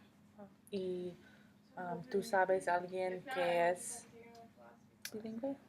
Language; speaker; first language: Spanish; non-native, learner; English